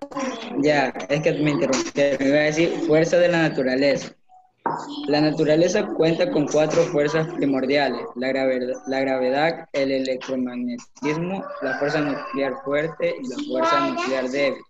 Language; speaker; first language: Spanish; native; Spanish